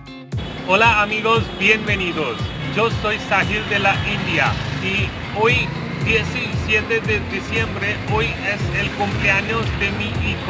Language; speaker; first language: Spanish; non-native, fluent; Hindi